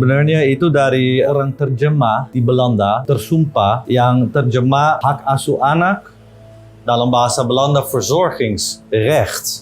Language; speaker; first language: Indonesian; non-native, fluent; Dutch